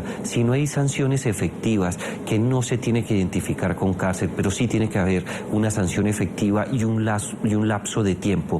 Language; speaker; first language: Spanish; native; Spanish